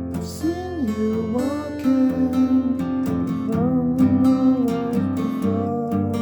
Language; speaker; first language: English; non-native, fluent; German